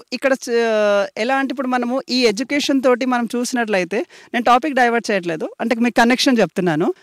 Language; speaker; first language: Telugu; native; Telugu